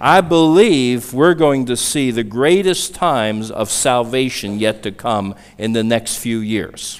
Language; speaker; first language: English; native; English